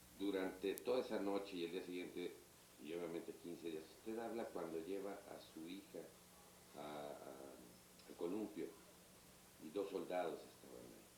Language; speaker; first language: Spanish; native; Spanish